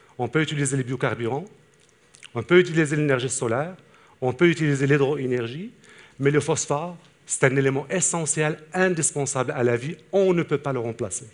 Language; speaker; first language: French; non-native, local second language; Arabic